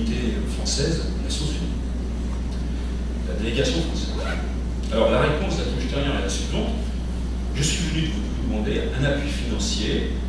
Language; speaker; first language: French; native; French